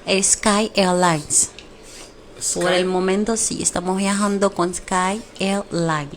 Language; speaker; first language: Spanish; non-native, fluent; Haitian Creole